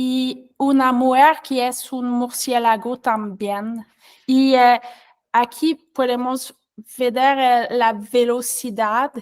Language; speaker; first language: Spanish; non-native, learner; French